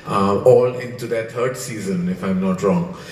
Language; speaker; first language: English; non-native, local second language; Hindi